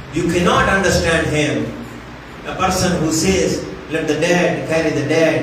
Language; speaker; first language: English; non-native, local second language; Telugu